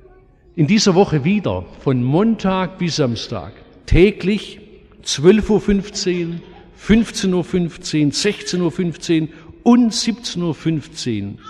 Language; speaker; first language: German; native; German